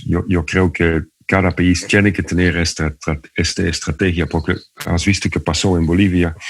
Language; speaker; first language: Spanish; non-native, fluent; Dutch